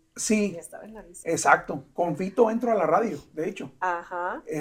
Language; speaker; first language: Spanish; native; Spanish